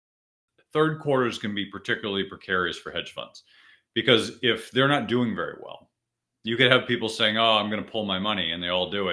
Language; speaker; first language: English; native; English